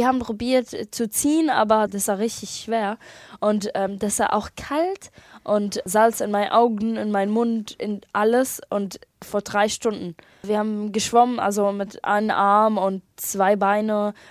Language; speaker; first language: German; non-native, learner; Arabic